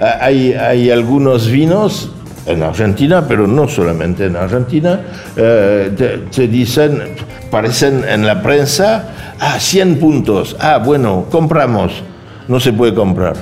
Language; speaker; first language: Spanish; non-native, fluent; French